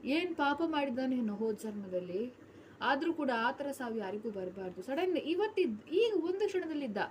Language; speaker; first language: Kannada; non-native, local second language; Tulu